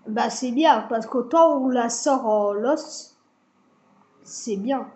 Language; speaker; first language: French; native; French